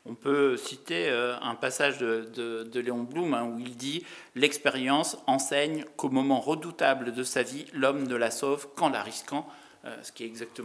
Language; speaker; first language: French; native; French